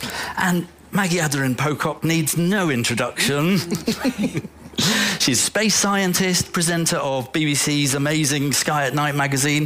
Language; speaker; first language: English; native; English